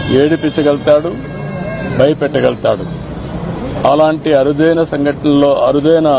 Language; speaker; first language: Telugu; native; Telugu